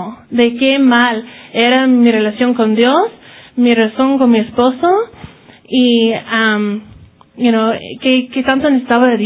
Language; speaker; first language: Spanish; early bilingual, heritage; Spanish